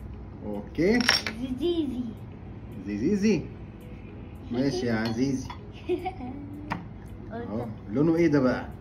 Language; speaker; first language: Arabic; native; Arabic